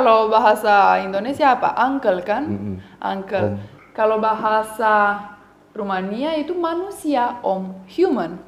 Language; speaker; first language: Indonesian; non-native, fluent; Romanian